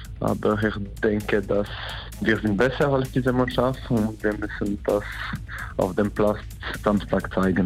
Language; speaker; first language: German; non-native, learner; French